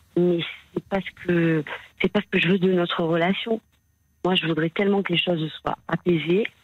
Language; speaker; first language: French; native; French